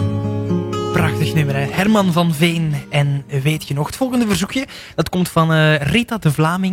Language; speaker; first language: Dutch; native; Dutch